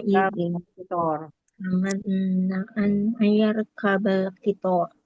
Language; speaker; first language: Arabic; non-native, learner; Indonesian